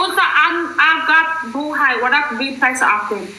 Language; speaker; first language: Filipino; non-native, local second language; Cebuano